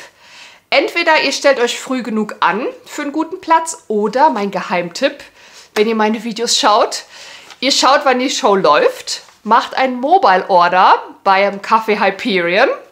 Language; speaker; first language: German; native; German